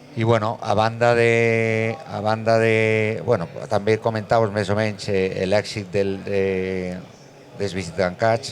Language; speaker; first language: Catalan; non-native, local second language; Spanish